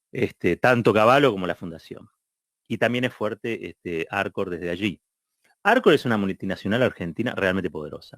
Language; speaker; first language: Spanish; native; Spanish